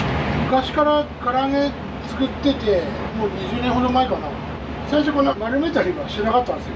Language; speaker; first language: Japanese; native; Japanese